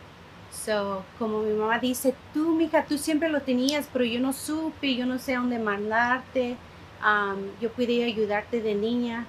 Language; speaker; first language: Spanish; early bilingual, heritage; Spanish